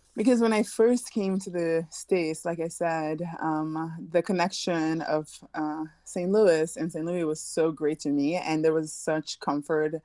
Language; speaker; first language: English; early bilingual, other home language; French